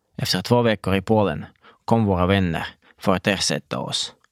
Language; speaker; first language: Swedish; non-native, fluent; Russian